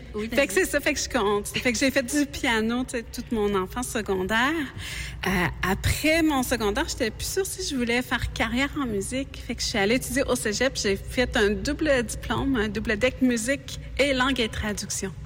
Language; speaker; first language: French; native; French